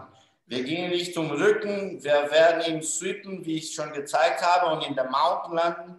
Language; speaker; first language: German; non-native, fluent; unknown